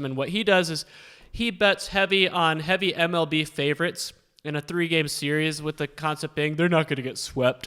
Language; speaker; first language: English; native; English